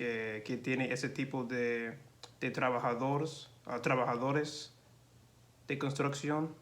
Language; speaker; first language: Spanish; non-native, learner; English